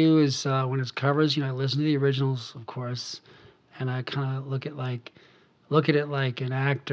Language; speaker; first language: English; native; English